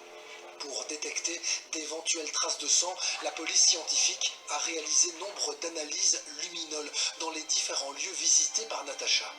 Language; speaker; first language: French; native; French